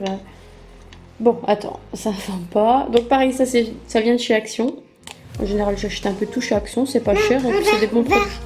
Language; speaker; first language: French; native; French